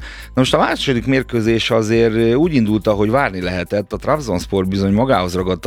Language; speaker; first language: Hungarian; native; Hungarian